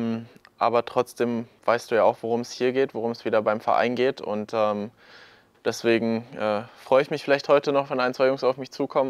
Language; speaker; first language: German; native; German